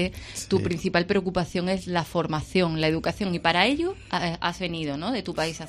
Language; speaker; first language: Spanish; native; Spanish